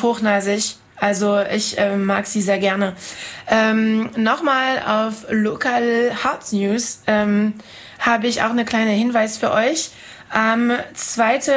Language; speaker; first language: German; non-native, fluent; French